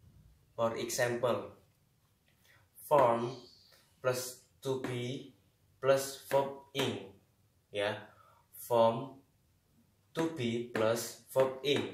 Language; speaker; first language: English; non-native, learner; Indonesian